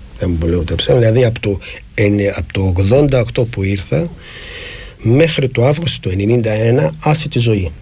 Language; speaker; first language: Greek; non-native, fluent; Arabic